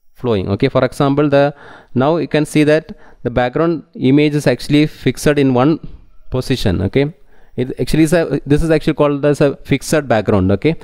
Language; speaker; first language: English; non-native, local second language; Tamil